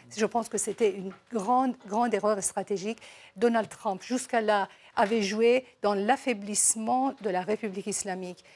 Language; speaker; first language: French; non-native, fluent; Persian